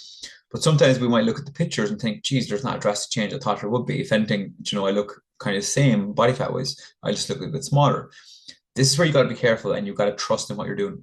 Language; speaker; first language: English; native; English